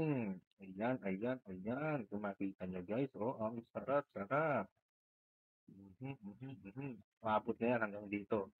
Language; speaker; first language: Filipino; native; Filipino